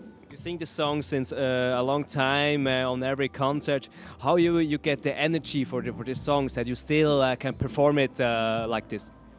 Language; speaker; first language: English; non-native, learner; Swiss German